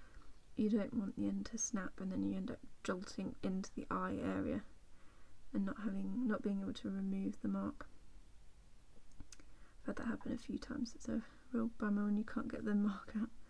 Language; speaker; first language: English; native; English